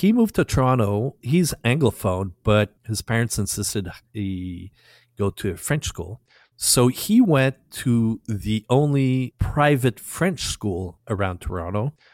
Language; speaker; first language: English; non-native, fluent; French